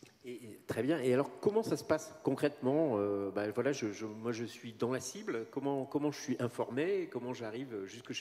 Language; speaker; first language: French; native; French